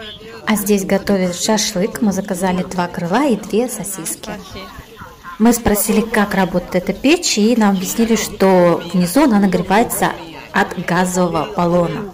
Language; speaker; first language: Russian; native; Russian